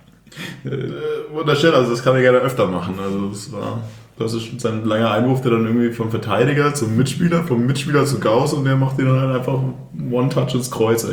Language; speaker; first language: German; native; German